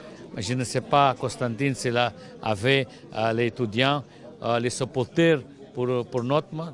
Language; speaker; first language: French; non-native, learner; Portuguese